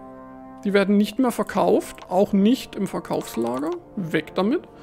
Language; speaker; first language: German; native; German